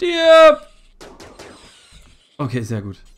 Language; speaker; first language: German; native; German